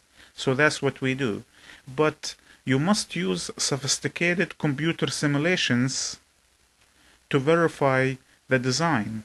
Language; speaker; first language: English; non-native, fluent; Arabic